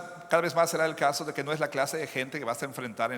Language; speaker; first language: Spanish; non-native, fluent; English